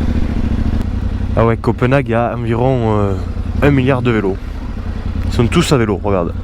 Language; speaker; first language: French; native; French